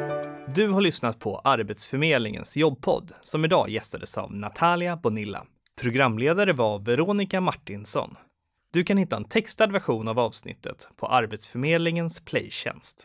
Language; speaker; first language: Swedish; native; Swedish